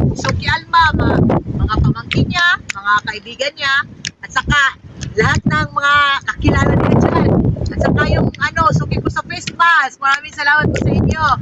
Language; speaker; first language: Filipino; non-native, local second language; Cebuano